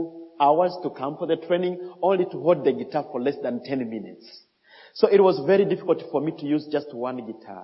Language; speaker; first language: English; non-native, fluent; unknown